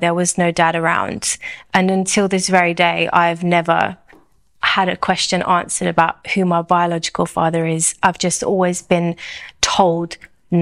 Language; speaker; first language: English; native; English